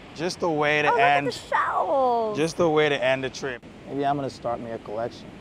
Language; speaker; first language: English; native; English